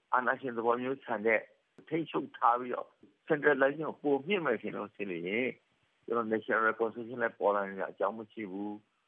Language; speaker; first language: Burmese; native; Burmese